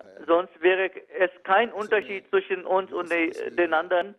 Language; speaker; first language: German; non-native, fluent; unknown